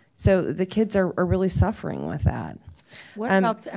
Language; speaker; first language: English; native; English